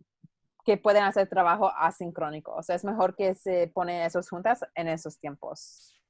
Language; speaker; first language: Spanish; non-native, learner; English